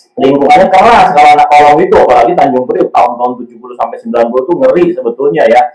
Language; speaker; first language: Indonesian; native; Indonesian